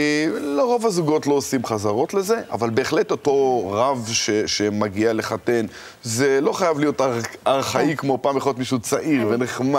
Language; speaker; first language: Hebrew; native; Hebrew